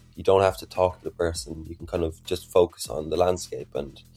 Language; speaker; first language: English; native; English